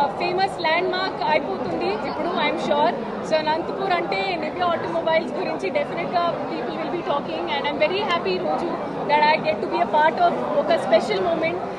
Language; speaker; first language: Telugu; non-native, learner; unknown